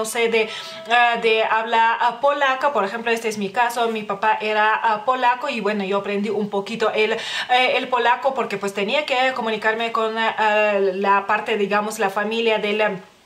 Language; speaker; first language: Spanish; non-native, fluent; Lithuanian